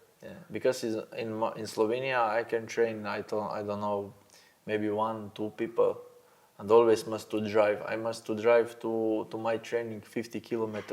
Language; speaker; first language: English; non-native, learner; Slovenian